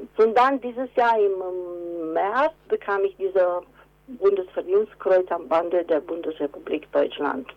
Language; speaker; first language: German; non-native, fluent; Romanian